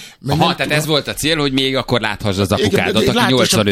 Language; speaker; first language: Hungarian; native; Hungarian